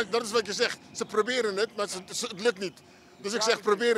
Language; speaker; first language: Dutch; native; Dutch